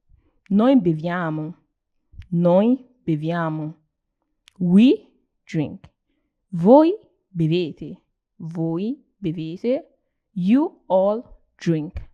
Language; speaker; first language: Italian; non-native, learner; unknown